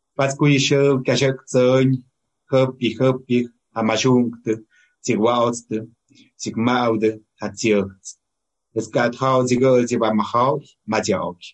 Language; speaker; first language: Spanish; non-native, local second language; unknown